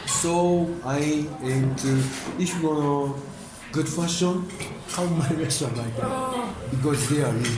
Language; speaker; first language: English; non-native, learner; Japanese